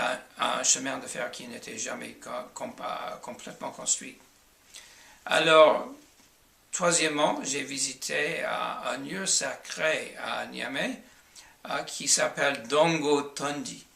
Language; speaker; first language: French; non-native, fluent; English